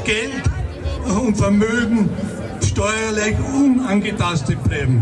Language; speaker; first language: German; native; German